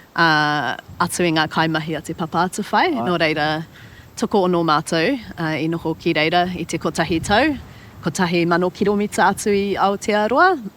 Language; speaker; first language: Māori; non-native, local second language; English